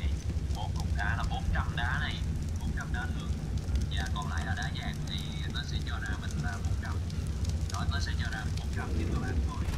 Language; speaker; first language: Vietnamese; native; Vietnamese